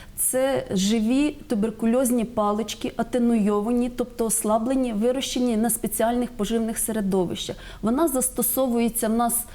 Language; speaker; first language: Ukrainian; native; Ukrainian